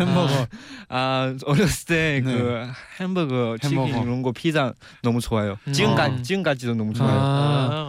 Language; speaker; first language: Korean; non-native, learner; Chinese